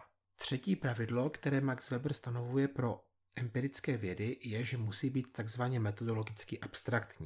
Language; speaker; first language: Czech; native; Czech